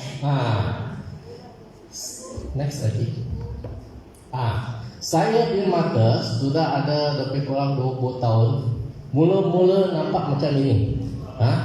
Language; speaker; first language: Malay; non-native, local second language; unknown